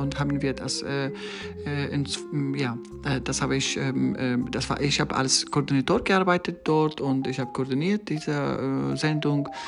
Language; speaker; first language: German; non-native, learner; Persian